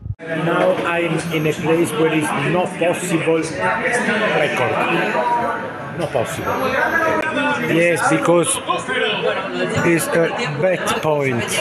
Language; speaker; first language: English; non-native, learner; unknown